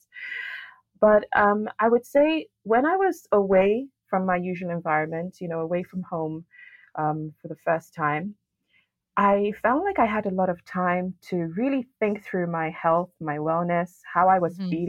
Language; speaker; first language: English; non-native, local second language; Yoruba